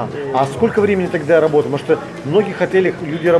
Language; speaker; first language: Russian; native; Russian